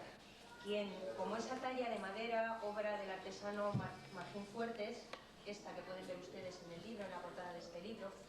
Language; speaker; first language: Spanish; native; Spanish